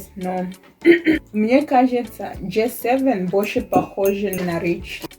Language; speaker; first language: Russian; non-native, fluent; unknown